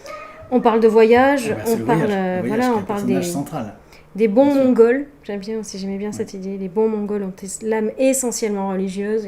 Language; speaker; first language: French; native; French